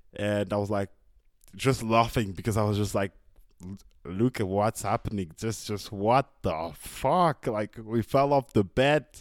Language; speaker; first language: English; non-native, fluent; French